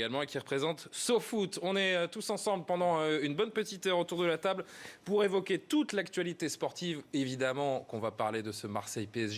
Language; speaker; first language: French; native; French